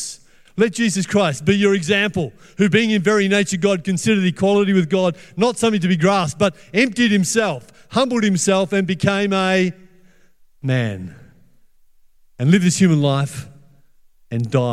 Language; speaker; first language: English; native; English